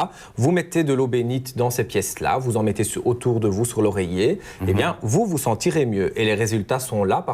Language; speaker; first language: French; native; French